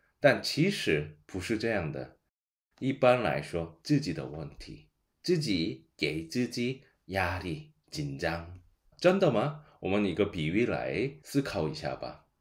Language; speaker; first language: Chinese; non-native, fluent; Korean